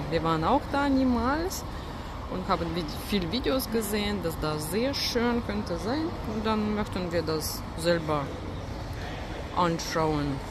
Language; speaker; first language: German; non-native, learner; Russian